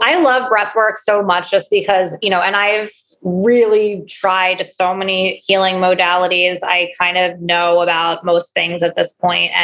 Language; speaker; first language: English; native; English